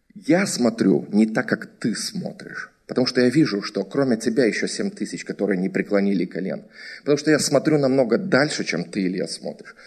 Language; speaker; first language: Russian; early bilingual, heritage; Russian